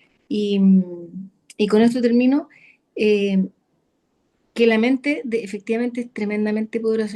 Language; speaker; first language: Spanish; native; Spanish